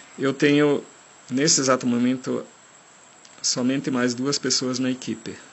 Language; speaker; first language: Portuguese; non-native, fluent; German